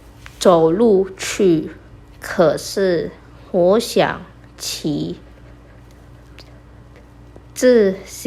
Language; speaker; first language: Chinese; non-native, fluent; Indonesian